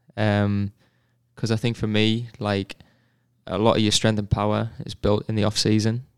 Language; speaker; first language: English; native; English